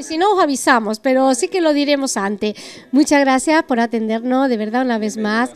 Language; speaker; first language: Spanish; native; Spanish